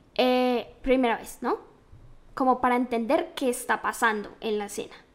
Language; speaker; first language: Spanish; native; Spanish